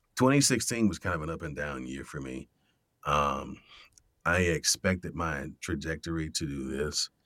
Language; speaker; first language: English; native; English